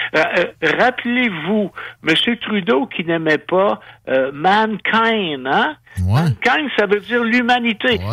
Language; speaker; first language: French; native; French